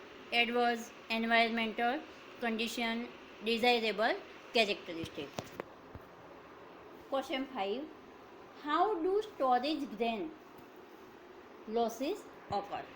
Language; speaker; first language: English; non-native, local second language; Hindi